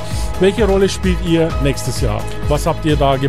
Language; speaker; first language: German; native; German